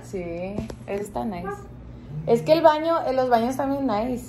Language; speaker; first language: Spanish; early bilingual, heritage; Spanish